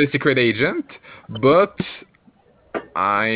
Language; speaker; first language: English; non-native, fluent; French